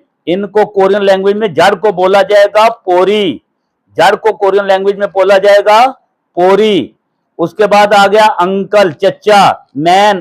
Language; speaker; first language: Hindi; non-native, local second language; Punjabi